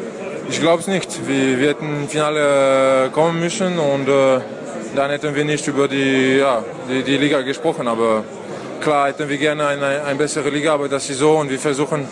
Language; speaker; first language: German; non-native, fluent; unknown